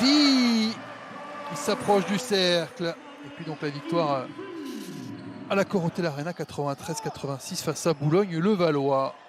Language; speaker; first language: French; native; French